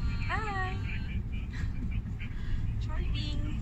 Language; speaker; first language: English; non-native, local second language; Filipino